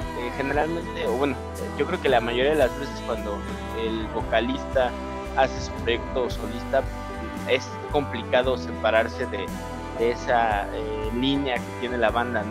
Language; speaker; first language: Spanish; native; Spanish